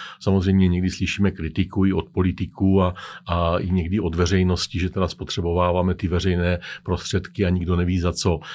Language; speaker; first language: Czech; native; Czech